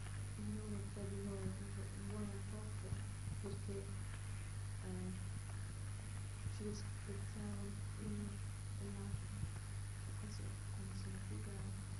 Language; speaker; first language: Italian; early bilingual, heritage; Italian